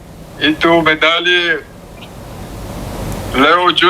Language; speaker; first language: Indonesian; non-native, learner; Romanian